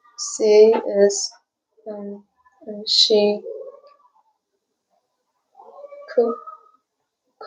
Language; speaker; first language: English; non-native, learner; Vietnamese